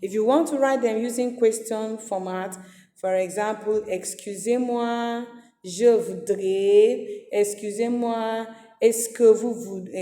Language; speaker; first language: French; non-native, fluent; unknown